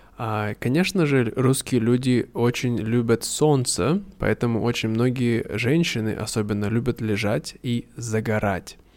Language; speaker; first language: Russian; native; Russian